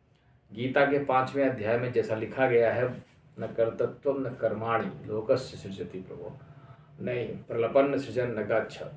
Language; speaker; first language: Hindi; native; Hindi